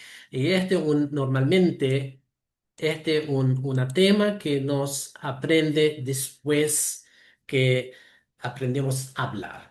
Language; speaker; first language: Spanish; non-native, fluent; Arabic